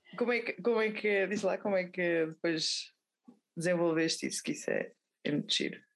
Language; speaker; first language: Portuguese; native; Portuguese